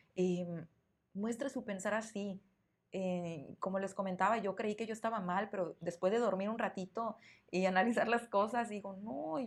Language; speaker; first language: Spanish; native; Spanish